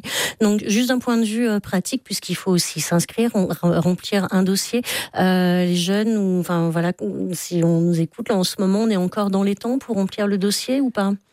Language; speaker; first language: French; native; French